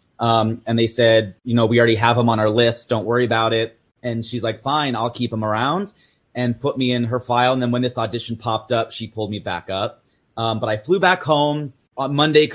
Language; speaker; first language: English; native; English